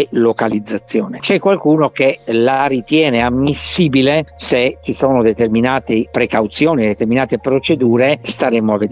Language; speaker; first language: Italian; native; Italian